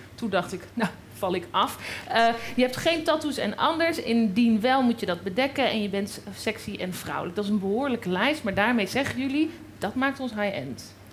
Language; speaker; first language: Dutch; native; Dutch